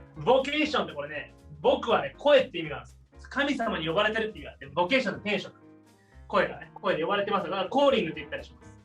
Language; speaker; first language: Japanese; native; Japanese